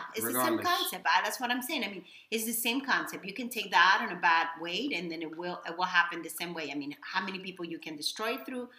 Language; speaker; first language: English; non-native, fluent; Spanish